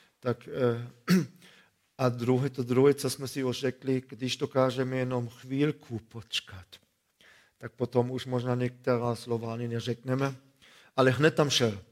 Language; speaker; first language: Czech; non-native, fluent; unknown